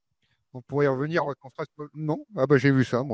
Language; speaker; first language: French; native; French